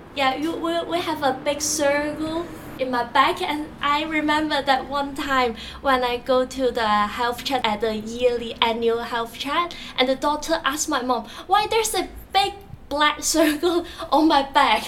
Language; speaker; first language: English; non-native, local second language; Cantonese